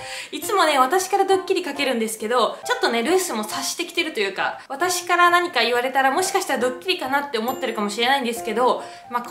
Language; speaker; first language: Japanese; native; Japanese